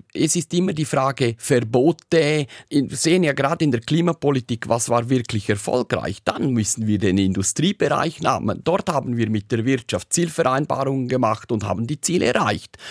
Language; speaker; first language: German; native; German